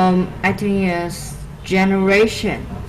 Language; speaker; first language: English; non-native, learner; Vietnamese